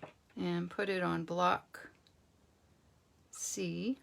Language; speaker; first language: English; native; English